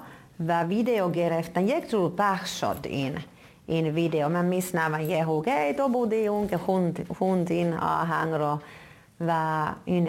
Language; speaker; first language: Persian; non-native, fluent; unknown